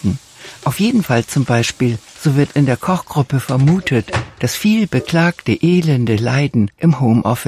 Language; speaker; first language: German; native; German